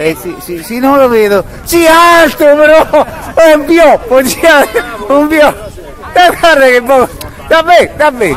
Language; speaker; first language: Italian; native; Italian